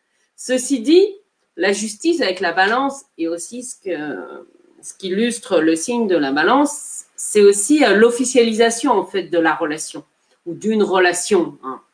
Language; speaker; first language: French; native; French